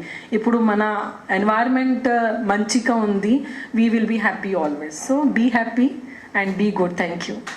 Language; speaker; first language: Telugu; non-native, local second language; Hindi